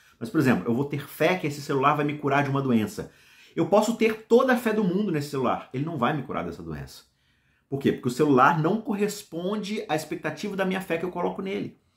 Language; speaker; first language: Portuguese; native; Portuguese